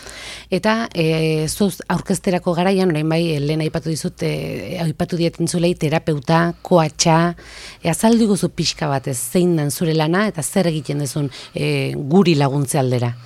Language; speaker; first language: Basque; native; Basque